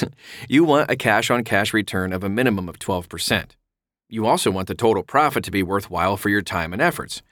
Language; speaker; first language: English; native; English